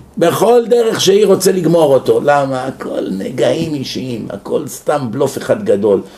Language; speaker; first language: Hebrew; native; Hebrew